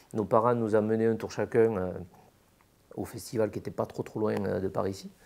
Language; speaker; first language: French; native; French